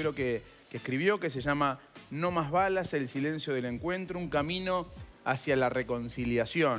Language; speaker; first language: Spanish; native; Spanish